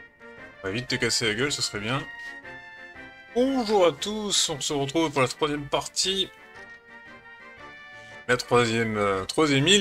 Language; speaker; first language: French; native; French